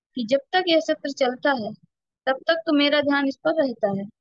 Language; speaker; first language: Hindi; native; Hindi